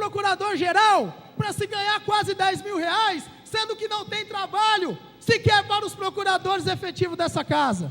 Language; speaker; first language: Portuguese; native; Portuguese